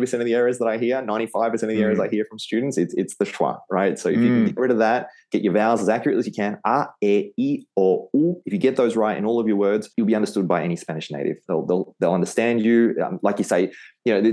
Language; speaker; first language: English; native; English